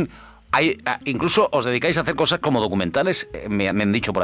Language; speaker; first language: Spanish; native; Spanish